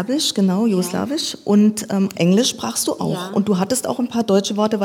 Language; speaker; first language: German; native; German